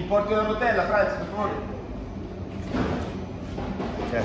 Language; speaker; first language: Spanish; non-native, learner; Italian